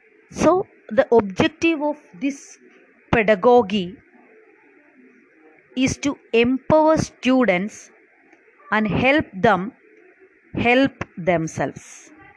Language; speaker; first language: English; non-native, local second language; Malayalam